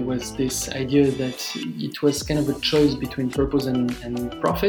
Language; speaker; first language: English; non-native, fluent; French